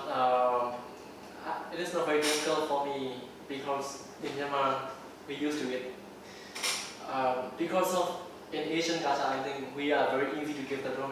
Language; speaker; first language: English; non-native, learner; Burmese